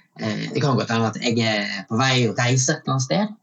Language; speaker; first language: Norwegian; early bilingual, other home language; Tamil